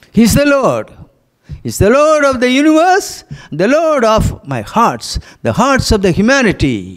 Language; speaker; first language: English; non-native, local second language; Tamil